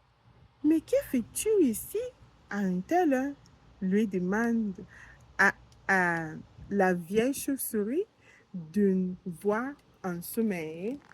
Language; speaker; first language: French; non-native, learner; English